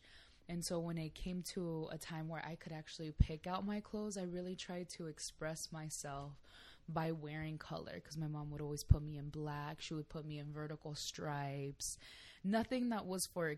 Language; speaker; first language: English; native; English